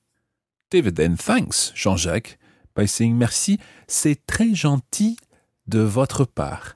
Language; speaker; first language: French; non-native, fluent; English